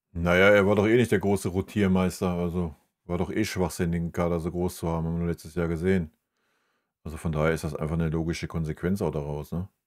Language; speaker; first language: German; native; German